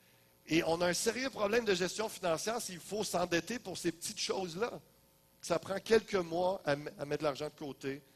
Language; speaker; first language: French; native; French